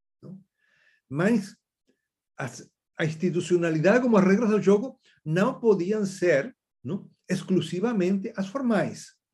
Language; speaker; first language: Portuguese; non-native, fluent; Spanish